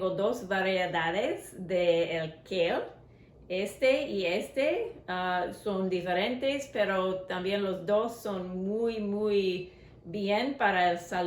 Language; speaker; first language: Spanish; non-native, learner; English